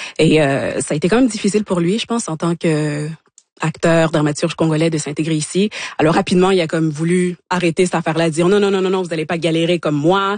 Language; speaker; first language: French; early bilingual, other home language; Lingala